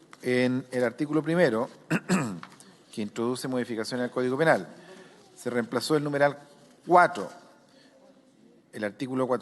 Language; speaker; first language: Spanish; native; Spanish